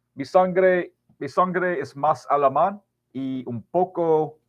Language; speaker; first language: Spanish; non-native, learner; English